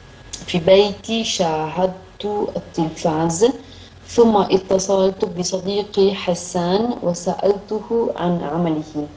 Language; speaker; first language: Arabic; non-native, learner; Italian